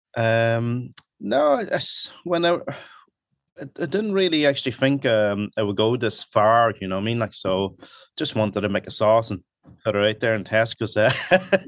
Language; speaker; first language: English; early bilingual, other home language; Cantonese